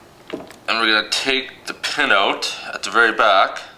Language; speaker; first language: English; native; English